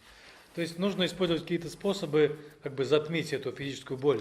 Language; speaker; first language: Russian; native; Russian